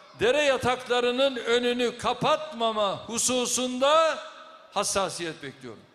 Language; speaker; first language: Turkish; native; Turkish